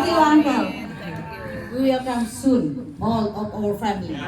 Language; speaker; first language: English; non-native, learner; Indonesian